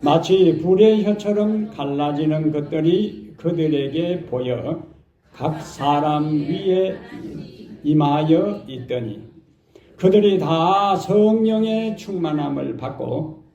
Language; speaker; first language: Korean; native; Korean